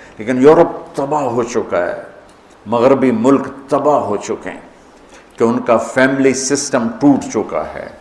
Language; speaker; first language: Urdu; non-native, local second language; Punjabi